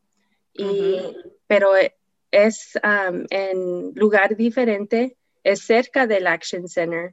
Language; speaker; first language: Spanish; non-native, learner; English